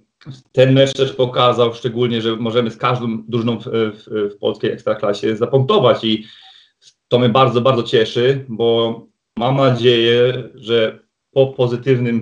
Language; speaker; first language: Polish; early bilingual, heritage; Polish